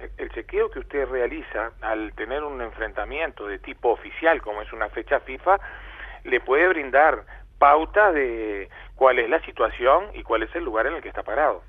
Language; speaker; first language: Spanish; native; Spanish